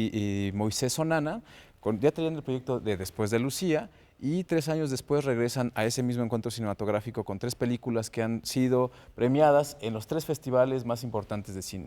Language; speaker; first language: Spanish; native; Spanish